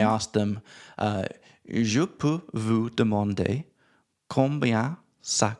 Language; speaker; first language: French; non-native, learner; English